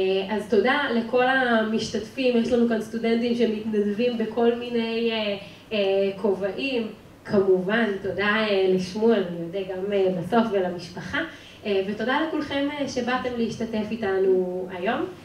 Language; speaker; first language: Hebrew; native; Hebrew